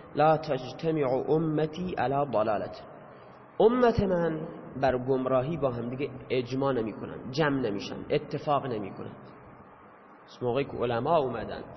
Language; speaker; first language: Persian; non-native, local second language; Baluchi